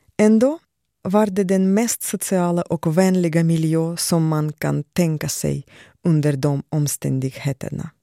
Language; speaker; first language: Swedish; non-native, fluent; Russian